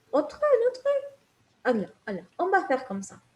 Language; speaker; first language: French; non-native, fluent; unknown